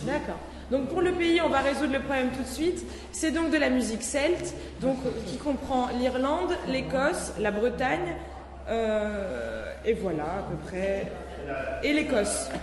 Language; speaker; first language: French; native; French